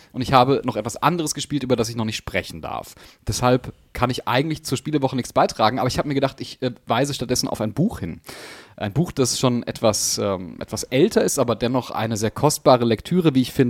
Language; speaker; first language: German; native; German